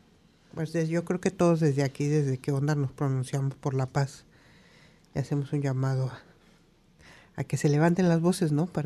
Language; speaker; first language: Spanish; native; Spanish